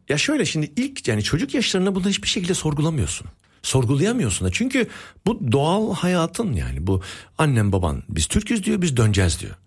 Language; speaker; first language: Turkish; early bilingual, heritage; Turkish